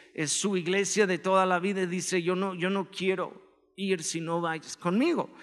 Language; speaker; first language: Spanish; non-native, fluent; English